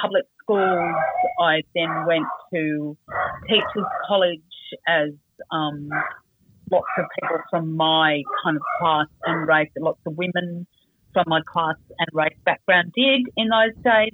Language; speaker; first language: English; native; English